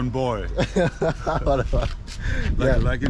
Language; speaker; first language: English; non-native, learner; German